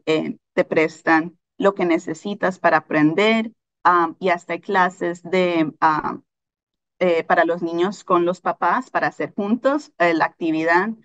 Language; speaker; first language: Spanish; early bilingual, heritage; Spanish